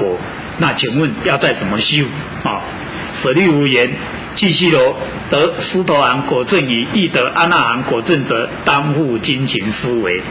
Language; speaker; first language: Chinese; native; Chinese